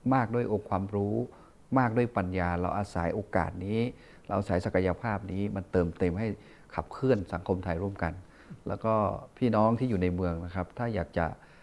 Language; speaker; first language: Thai; non-native, local second language; Karen languages